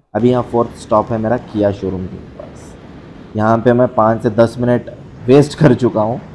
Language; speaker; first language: Hindi; non-native, local second language; Urdu